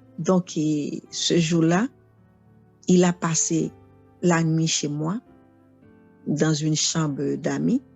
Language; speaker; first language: French; non-native, local second language; Haitian Creole